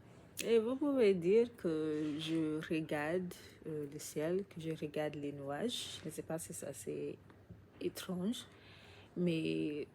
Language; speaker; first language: French; non-native, learner; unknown